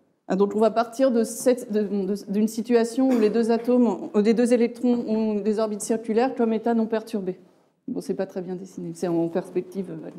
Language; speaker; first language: French; native; French